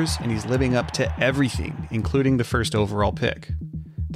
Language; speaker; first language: English; native; English